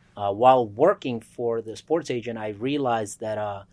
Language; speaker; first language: English; early bilingual, other home language; Russian